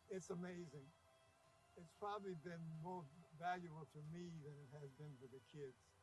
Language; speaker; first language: English; native; English